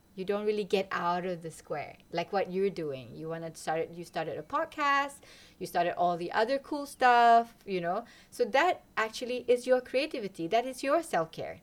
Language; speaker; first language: English; non-native, local second language; Malay